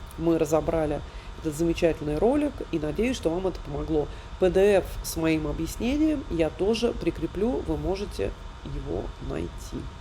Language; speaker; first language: Russian; native; Russian